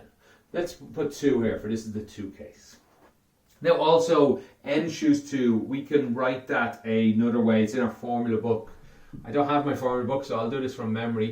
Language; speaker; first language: English; native; English